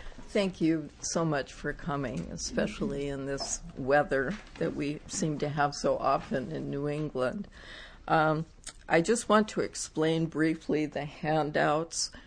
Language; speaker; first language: English; native; English